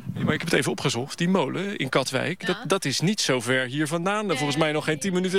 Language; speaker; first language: Dutch; native; Dutch